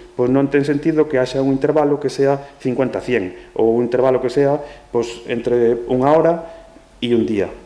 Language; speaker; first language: Galician; non-native, local second language; Spanish